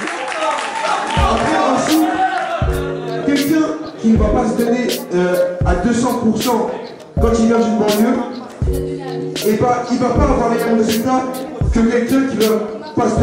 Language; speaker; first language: French; native; French